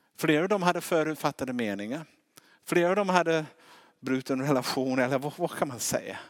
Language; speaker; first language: Swedish; non-native, fluent; English